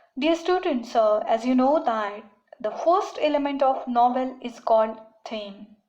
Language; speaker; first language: English; non-native, local second language; Marathi